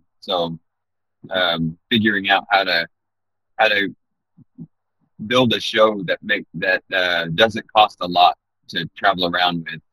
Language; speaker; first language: English; native; English